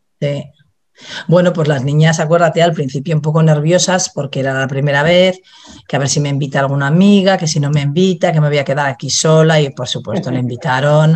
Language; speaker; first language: Spanish; native; Spanish